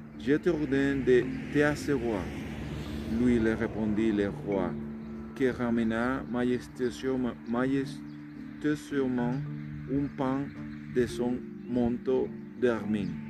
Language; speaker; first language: French; non-native, learner; Spanish